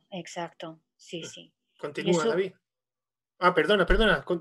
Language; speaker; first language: Spanish; non-native, fluent; French